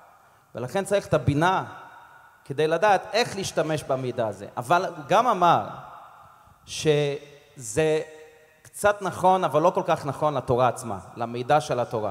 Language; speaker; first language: Hebrew; non-native, fluent; English